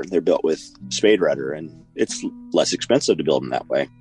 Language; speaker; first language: English; native; English